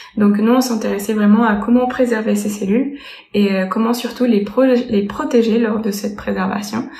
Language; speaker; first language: French; non-native, fluent; Spanish